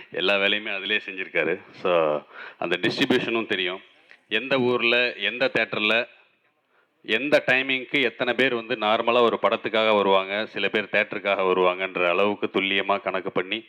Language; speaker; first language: Tamil; native; Tamil